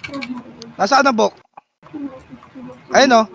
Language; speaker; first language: Filipino; native; Filipino